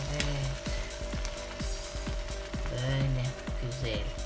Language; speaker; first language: Turkish; non-native, learner; Russian